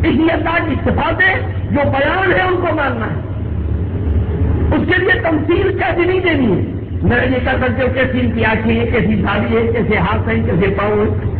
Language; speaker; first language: Urdu; non-native, local second language; Sindhi